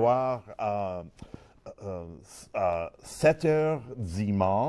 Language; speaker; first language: French; non-native, learner; English